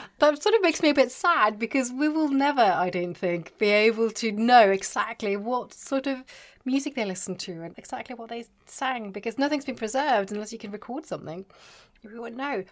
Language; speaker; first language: English; non-native, fluent; Norwegian